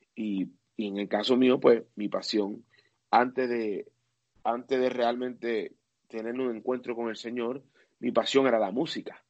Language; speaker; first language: Spanish; early bilingual, heritage; Spanish